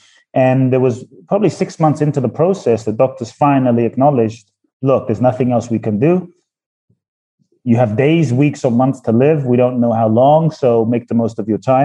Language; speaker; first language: English; native; English